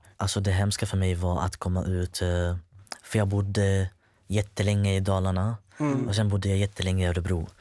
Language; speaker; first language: Swedish; early bilingual, other home language; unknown